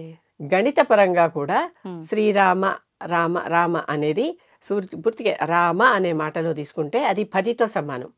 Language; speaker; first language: Telugu; native; Telugu